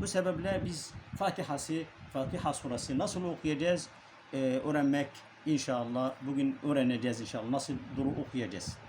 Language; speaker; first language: Turkish; non-native, learner; Arabic